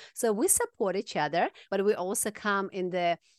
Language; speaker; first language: English; non-native, fluent; Russian